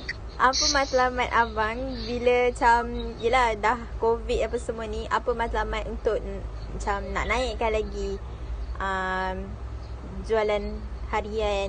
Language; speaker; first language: Malay; native; Malay